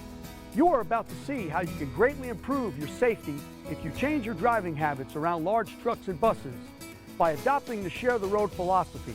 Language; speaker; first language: English; native; English